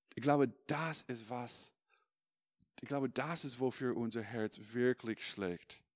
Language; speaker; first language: German; non-native, fluent; English